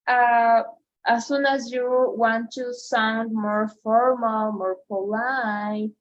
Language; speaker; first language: English; non-native, fluent; Spanish